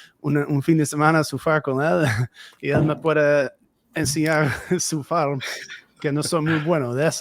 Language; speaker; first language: Spanish; non-native, fluent; Dutch